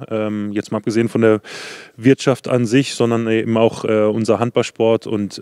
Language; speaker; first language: German; native; German